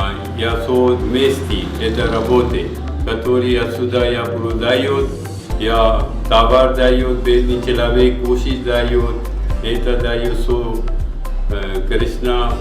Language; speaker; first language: Russian; non-native, learner; Urdu